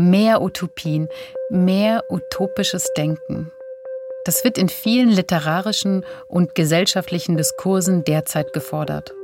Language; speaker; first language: German; native; German